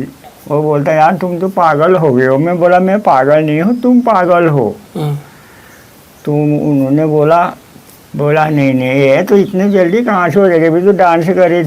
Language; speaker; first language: Hindi; non-native, local second language; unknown